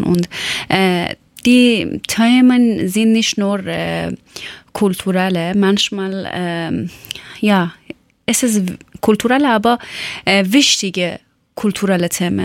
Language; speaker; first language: German; non-native, fluent; Persian